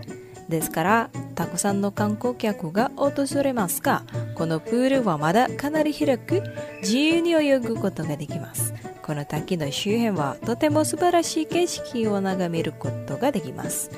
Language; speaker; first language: Japanese; non-native, fluent; Indonesian